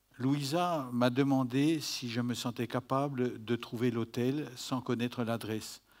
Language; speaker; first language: French; native; French